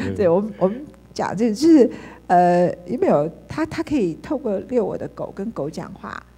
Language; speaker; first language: Chinese; native; Chinese